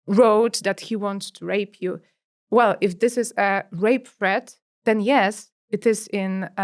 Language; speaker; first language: English; non-native, fluent; Polish